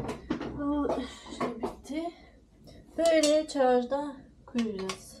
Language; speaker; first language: Turkish; non-native, learner; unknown